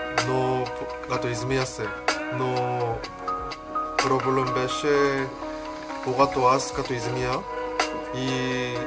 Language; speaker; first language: Bulgarian; non-native, learner; Korean